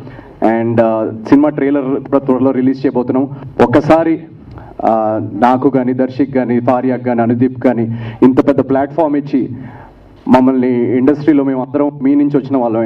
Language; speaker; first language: Telugu; native; Telugu